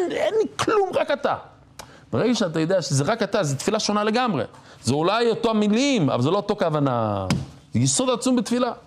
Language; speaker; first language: Hebrew; non-native, fluent; English